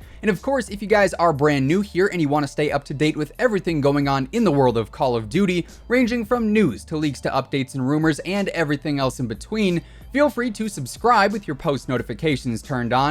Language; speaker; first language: English; native; English